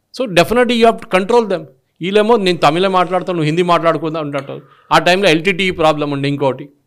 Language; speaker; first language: Telugu; non-native, local second language; Malayalam